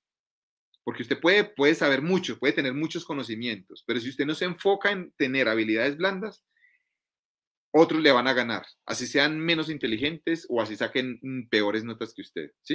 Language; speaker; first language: Spanish; native; Spanish